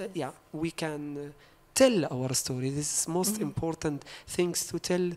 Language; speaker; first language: German; non-native, learner; Arabic